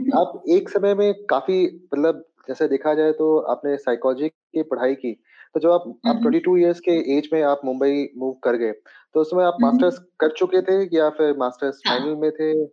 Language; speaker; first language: Hindi; native; Hindi